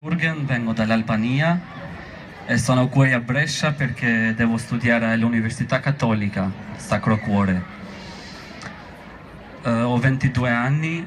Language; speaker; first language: Italian; non-native, fluent; Albanian